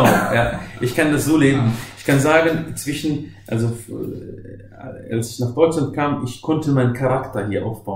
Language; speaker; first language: German; non-native, fluent; Arabic